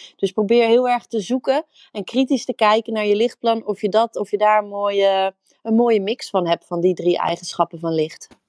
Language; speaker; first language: Dutch; native; Dutch